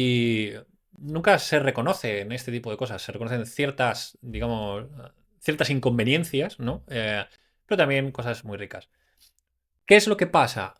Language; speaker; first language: Spanish; native; Spanish